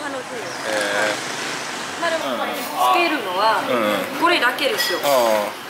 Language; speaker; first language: Japanese; non-native, fluent; Vietnamese